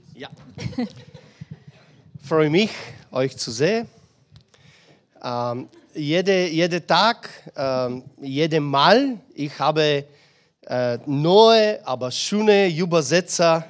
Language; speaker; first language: German; non-native, learner; Bulgarian